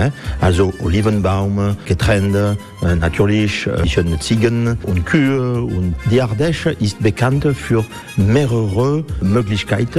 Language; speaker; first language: German; non-native, fluent; French